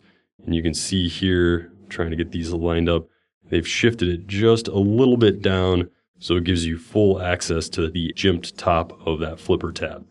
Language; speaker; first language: English; native; English